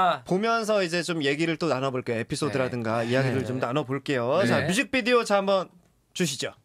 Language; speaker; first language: Korean; native; Korean